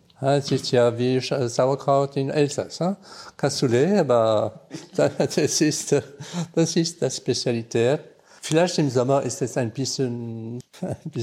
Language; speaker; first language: German; non-native, learner; French